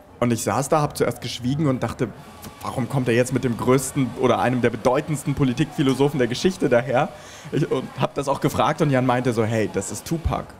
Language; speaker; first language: German; early bilingual, other home language; Russian